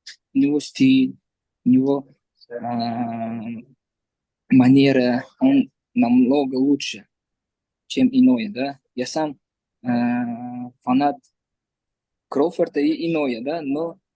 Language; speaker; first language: Russian; non-native, learner; Uzbek